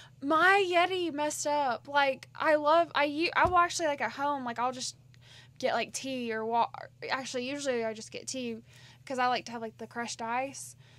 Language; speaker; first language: English; native; English